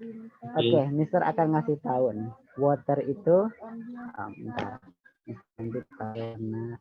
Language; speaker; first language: Indonesian; native; Indonesian